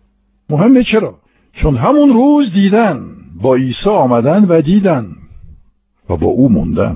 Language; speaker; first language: Persian; non-native, fluent; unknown